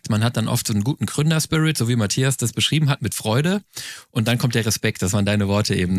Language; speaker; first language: German; native; German